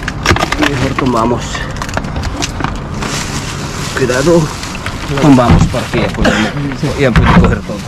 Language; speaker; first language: Spanish; non-native, learner; Filipino